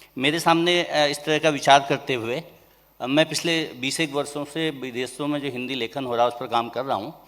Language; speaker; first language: Hindi; native; Hindi